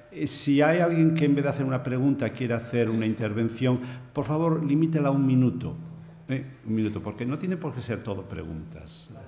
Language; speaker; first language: Spanish; native; Spanish